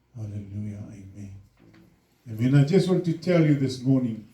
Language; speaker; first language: English; non-native, local second language; Afrikaans